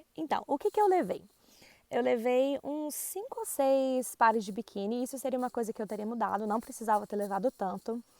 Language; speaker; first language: Portuguese; native; Portuguese